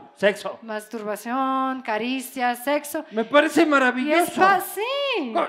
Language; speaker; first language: Spanish; non-native, fluent; French